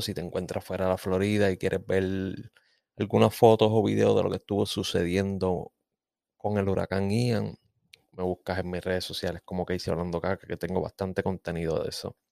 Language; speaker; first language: Spanish; native; Spanish